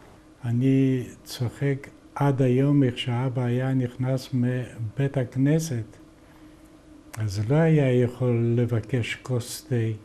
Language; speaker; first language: Hebrew; non-native, fluent; Yiddish